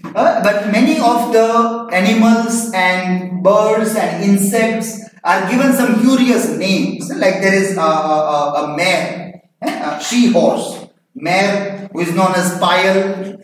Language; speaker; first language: English; non-native, local second language; Gujarati